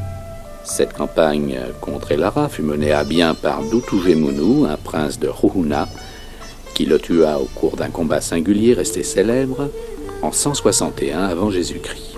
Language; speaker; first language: French; native; French